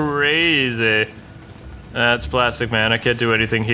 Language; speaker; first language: English; native; English